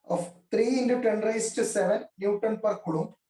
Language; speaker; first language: English; non-native, local second language; Malayalam